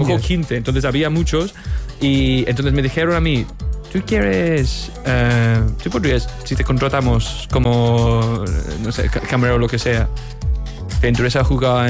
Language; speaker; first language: Spanish; non-native, fluent; English